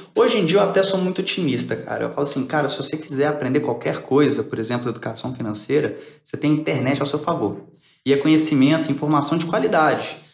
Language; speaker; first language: Portuguese; early bilingual, other home language; Spanish